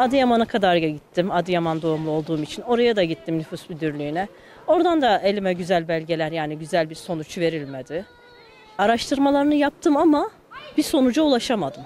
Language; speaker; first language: Turkish; native; Turkish